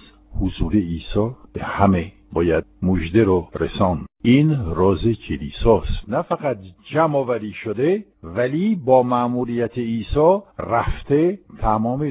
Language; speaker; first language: Persian; non-native, fluent; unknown